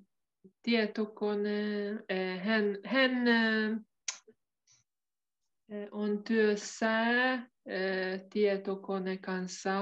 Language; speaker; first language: Finnish; non-native, learner; Hungarian